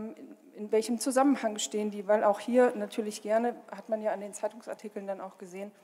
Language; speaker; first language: German; native; German